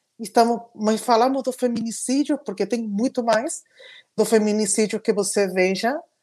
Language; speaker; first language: Portuguese; non-native, fluent; Spanish